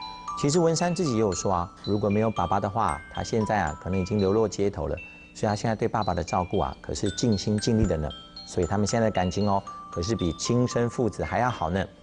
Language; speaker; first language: Chinese; native; Chinese